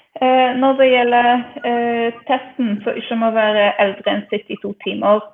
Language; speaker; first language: Norwegian; non-native, fluent; Polish